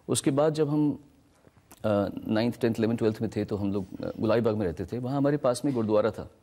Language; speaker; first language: Hindi; native; Hindi